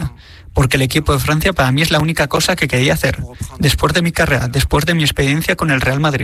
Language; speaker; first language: Spanish; non-native, fluent; French